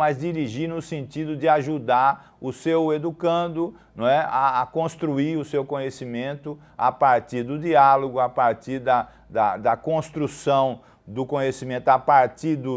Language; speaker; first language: Portuguese; native; Portuguese